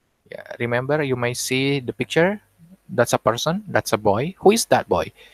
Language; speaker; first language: English; non-native, fluent; Indonesian